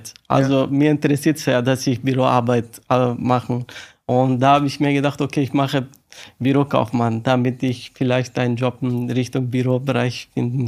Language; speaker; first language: German; non-native, learner; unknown